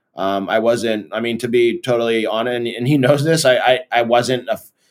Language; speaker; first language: English; early bilingual, other home language; Portuguese